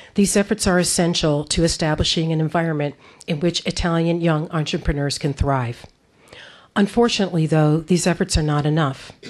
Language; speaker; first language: English; native; English